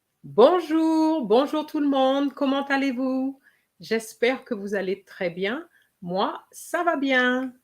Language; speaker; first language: French; non-native, fluent; English